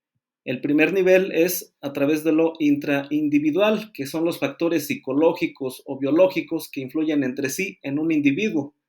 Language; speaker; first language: Spanish; native; Spanish